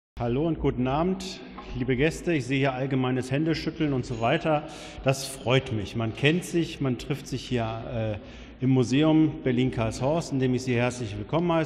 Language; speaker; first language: German; native; German